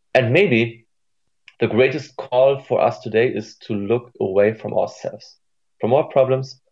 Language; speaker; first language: English; non-native, fluent; German